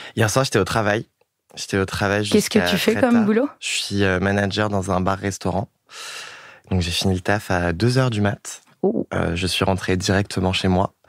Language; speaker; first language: French; native; French